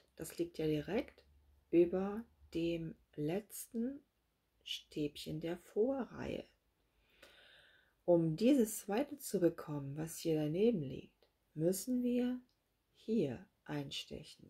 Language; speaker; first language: German; native; German